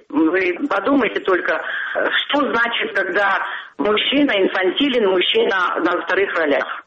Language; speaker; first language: Russian; non-native, local second language; Ossetic